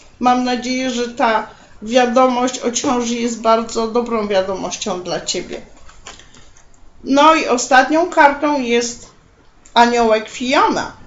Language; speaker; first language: Polish; native; Polish